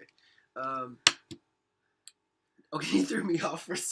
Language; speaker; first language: English; native; English